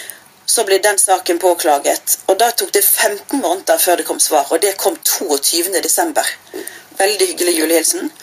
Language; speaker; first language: Norwegian; native; Norwegian